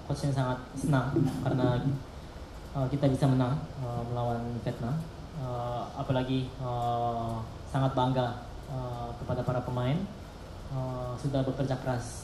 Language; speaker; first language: Indonesian; non-native, fluent; Korean